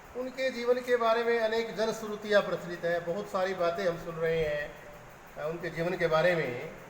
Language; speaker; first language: Hindi; native; Hindi